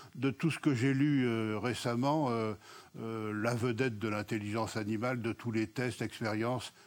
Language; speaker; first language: French; native; French